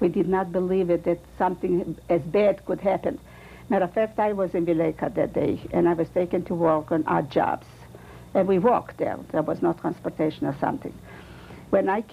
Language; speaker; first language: English; non-native, fluent; Russian